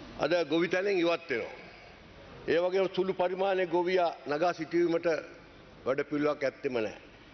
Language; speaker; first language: Sinhala; native; Sinhala